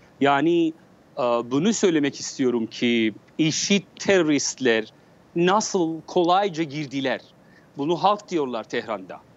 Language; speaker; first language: Turkish; non-native, learner; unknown